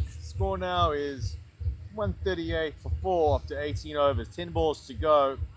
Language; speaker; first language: English; native; English